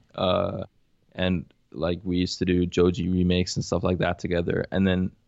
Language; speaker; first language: English; early bilingual, other home language; Arabic